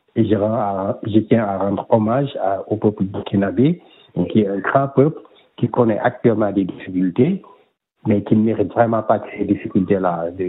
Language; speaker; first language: French; non-native, local second language; Wolof